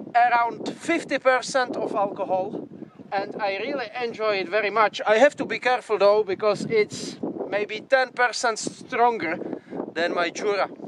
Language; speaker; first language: English; non-native, fluent; Czech